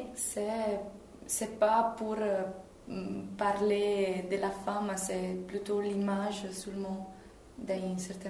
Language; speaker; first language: French; non-native, fluent; Italian